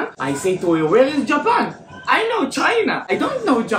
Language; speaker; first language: English; non-native, learner; Hebrew